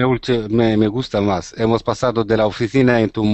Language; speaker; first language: Spanish; non-native, learner; Arabic